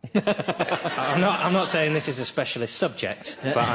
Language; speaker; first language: English; native; English